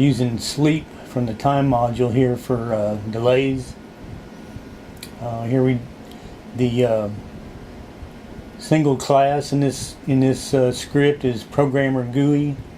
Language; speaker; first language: English; native; English